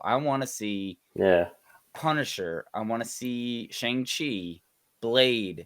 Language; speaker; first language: English; native; English